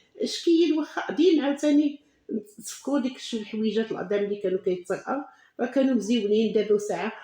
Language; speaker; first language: Arabic; native; Arabic